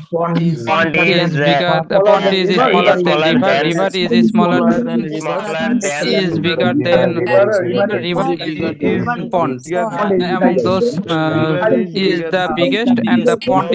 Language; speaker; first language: English; non-native, learner; Bangla